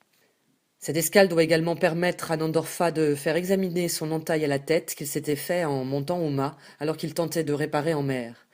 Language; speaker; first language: French; native; French